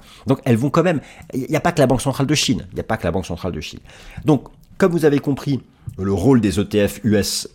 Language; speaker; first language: French; native; French